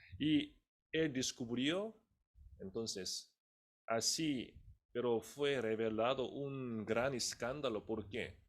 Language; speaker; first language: Spanish; non-native, fluent; Korean